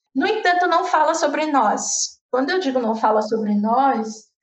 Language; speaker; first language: Portuguese; native; Portuguese